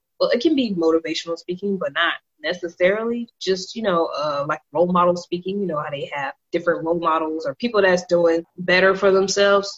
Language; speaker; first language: English; native; English